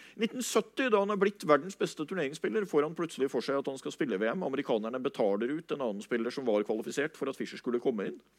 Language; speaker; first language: Norwegian; native; Norwegian